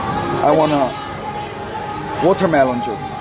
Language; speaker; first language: English; non-native, learner; Korean